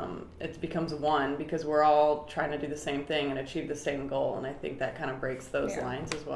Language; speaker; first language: English; native; English